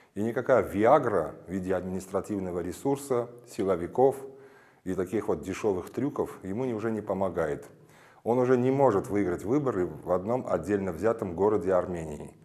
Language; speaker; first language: Russian; non-native, local second language; Armenian